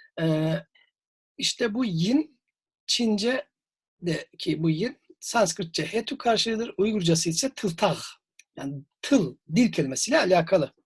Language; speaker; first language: Turkish; native; Turkish